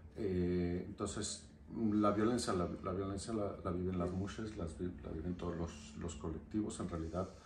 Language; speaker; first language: Spanish; native; Spanish